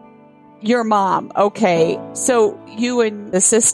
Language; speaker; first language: English; native; English